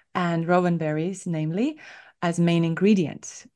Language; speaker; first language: English; non-native, fluent; Estonian